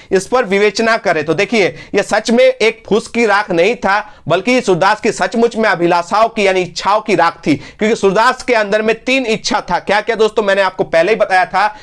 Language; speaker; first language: Hindi; non-native, local second language; Bangla